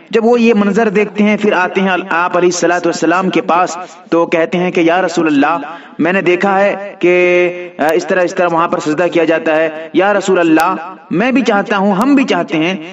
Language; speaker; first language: Urdu; native; Urdu